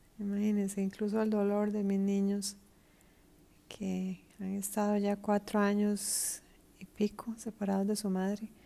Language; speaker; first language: Spanish; native; Spanish